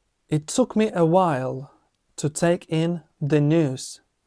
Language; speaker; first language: English; non-native, fluent; Ukrainian